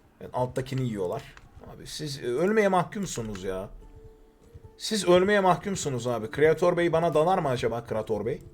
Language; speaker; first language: Turkish; native; Turkish